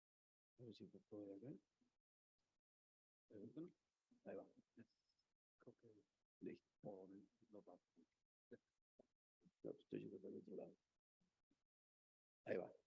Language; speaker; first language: Spanish; native; Spanish